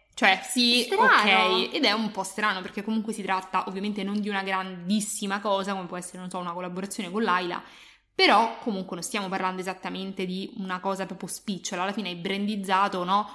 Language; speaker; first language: Italian; native; Italian